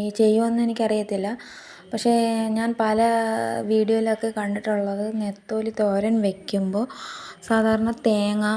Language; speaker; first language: Malayalam; native; Malayalam